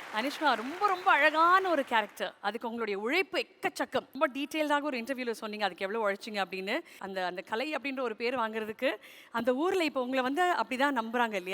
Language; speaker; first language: Tamil; native; Tamil